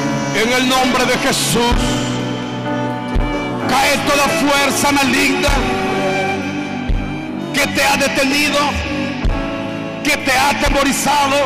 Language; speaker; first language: Spanish; native; Spanish